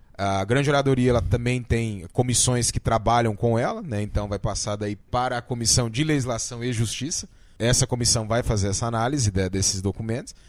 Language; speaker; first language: Portuguese; native; Portuguese